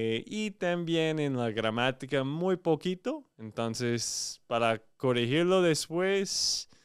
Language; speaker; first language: Spanish; non-native, fluent; English